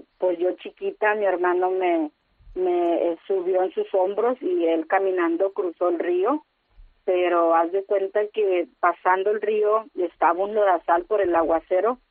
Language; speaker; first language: Spanish; native; Spanish